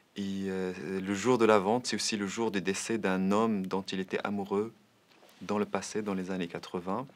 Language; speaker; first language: French; non-native, local second language; Arabic